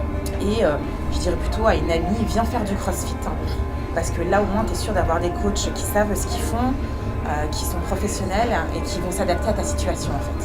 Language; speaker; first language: French; native; French